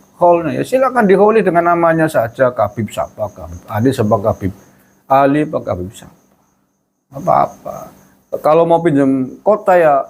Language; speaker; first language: Indonesian; non-native, local second language; Javanese